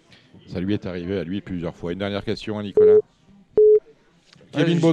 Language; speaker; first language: French; native; French